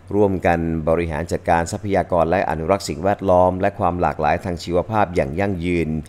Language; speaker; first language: Thai; native; Thai